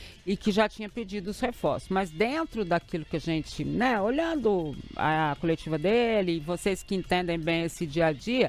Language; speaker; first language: Portuguese; native; Portuguese